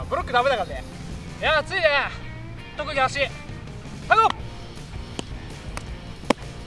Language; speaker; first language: Japanese; native; Japanese